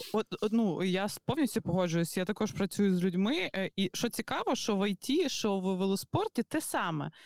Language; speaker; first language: Ukrainian; native; Ukrainian